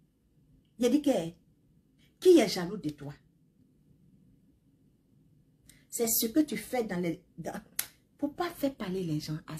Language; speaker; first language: French; non-native, local second language; Baoulé